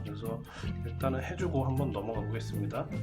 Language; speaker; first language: Korean; native; Korean